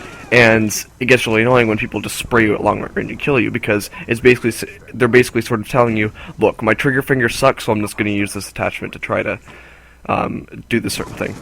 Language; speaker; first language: English; native; English